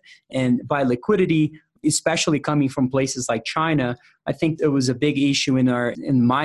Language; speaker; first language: English; non-native, fluent; Portuguese